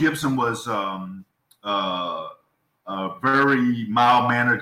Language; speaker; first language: English; native; English